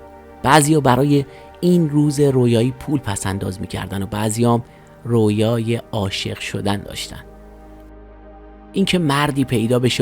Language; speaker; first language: Persian; native; Persian